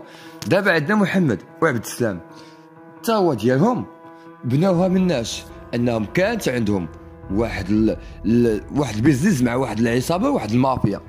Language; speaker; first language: Arabic; native; Arabic